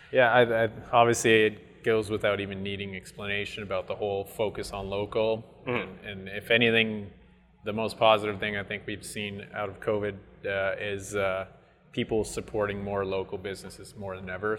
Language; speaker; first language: English; non-native, fluent; French